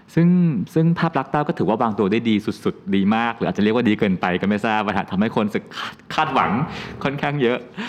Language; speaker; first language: Thai; native; Thai